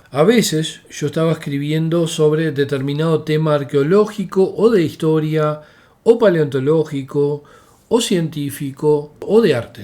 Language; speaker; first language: Spanish; native; Spanish